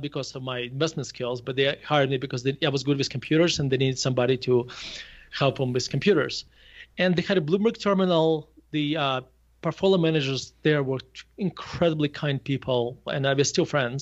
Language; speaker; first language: English; non-native, fluent; Russian